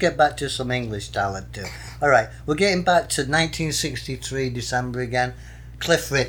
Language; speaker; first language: English; native; English